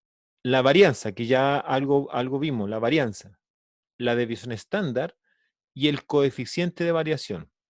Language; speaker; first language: Spanish; native; Spanish